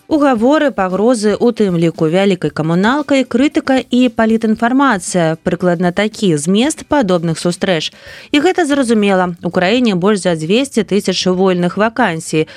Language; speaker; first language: Belarusian; native; Belarusian